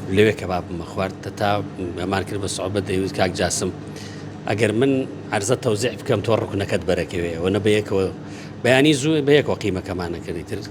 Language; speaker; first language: Central Kurdish; non-native, local second language; Gurani